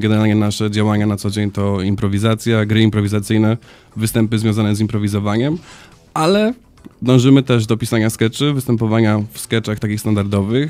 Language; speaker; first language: Polish; native; Polish